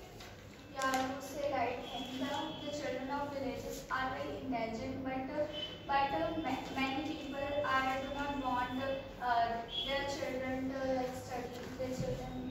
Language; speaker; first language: English; non-native, learner; Hindi